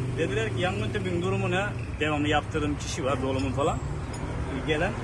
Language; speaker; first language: Turkish; native; Turkish